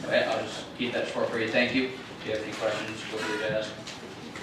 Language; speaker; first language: English; native; English